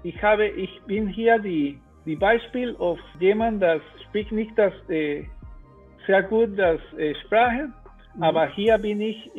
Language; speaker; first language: German; non-native, learner; Spanish